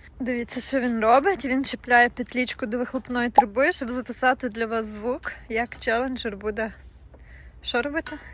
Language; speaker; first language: Ukrainian; native; Ukrainian